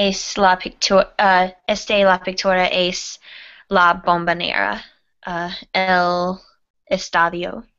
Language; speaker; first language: Spanish; non-native, learner; English